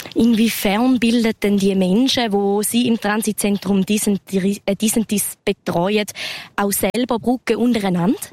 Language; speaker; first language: German; native; German